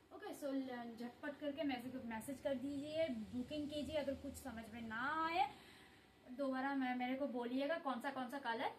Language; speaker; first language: Hindi; non-native, local second language; Bangla